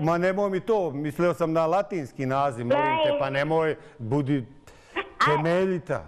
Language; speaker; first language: Bosnian; native; Bosnian